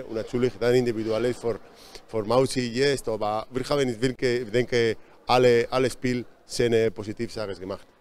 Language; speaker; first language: German; non-native, fluent; Spanish